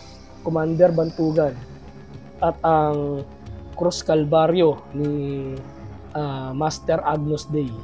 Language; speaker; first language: Filipino; native; Filipino